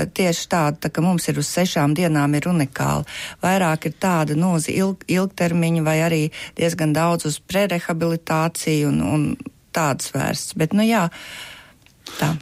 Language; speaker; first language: Latvian; native; Latvian